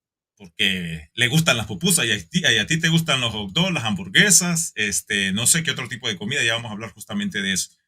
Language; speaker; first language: Spanish; native; Spanish